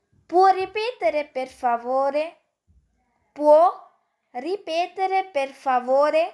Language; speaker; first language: Italian; non-native, fluent; Urdu